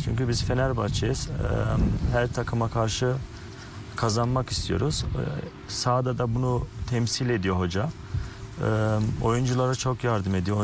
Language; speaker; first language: Turkish; early bilingual, heritage; Turkish